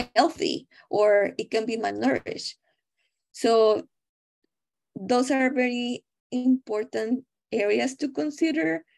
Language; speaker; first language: English; non-native, fluent; Spanish